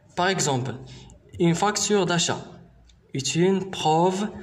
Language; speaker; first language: French; non-native, local second language; Arabic